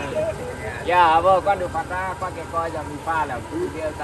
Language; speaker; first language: Portuguese; non-native, learner; Vietnamese